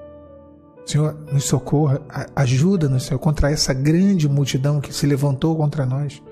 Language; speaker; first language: Portuguese; native; Portuguese